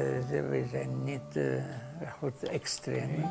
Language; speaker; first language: Dutch; non-native, learner; Hebrew